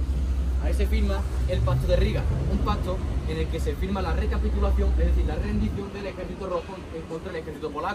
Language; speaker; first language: Spanish; native; Spanish